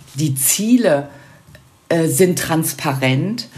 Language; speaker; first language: German; native; German